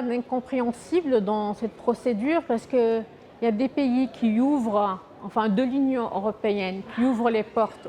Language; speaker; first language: French; non-native, fluent; Arabic